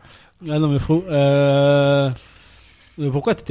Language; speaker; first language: French; native; French